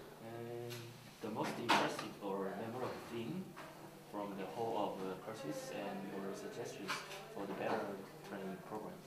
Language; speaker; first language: English; non-native, learner; Korean